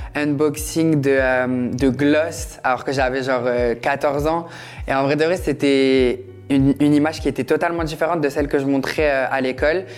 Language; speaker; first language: French; native; French